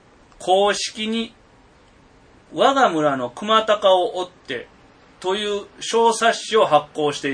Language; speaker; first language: Japanese; native; Japanese